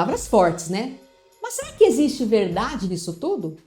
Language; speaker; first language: Portuguese; native; Portuguese